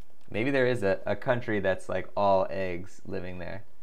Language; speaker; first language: English; native; English